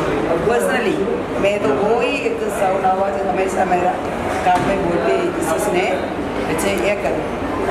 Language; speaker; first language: Hindi; non-native, local second language; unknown